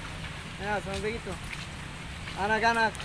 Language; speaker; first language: Indonesian; non-native, learner; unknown